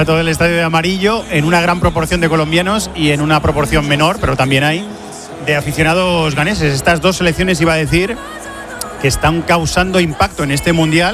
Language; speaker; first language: Spanish; native; Spanish